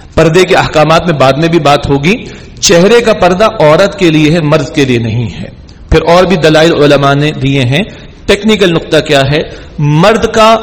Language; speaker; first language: Urdu; native; Urdu